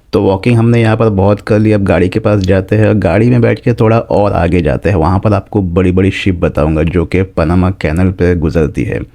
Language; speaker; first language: Hindi; native; Hindi